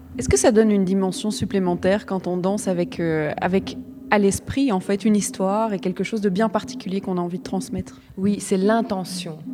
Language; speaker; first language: French; native; French